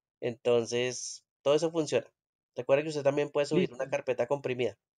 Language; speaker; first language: Spanish; native; Spanish